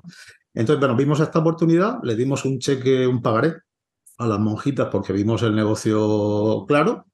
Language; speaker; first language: Spanish; native; Spanish